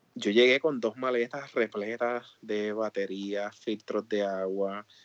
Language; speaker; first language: Spanish; native; Spanish